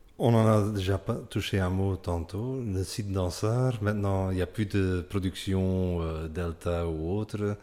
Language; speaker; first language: French; non-native, local second language; Dutch